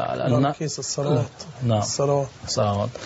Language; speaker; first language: Arabic; native; Arabic